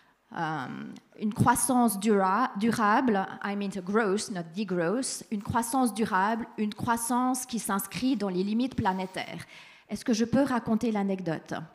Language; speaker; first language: French; native; French